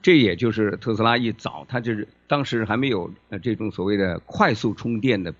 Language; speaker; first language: Chinese; native; Chinese